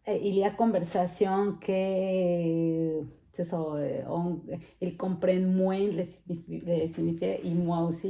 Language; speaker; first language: French; non-native, fluent; Spanish